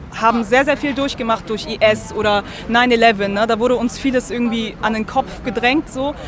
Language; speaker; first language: German; early bilingual, other home language; Arabic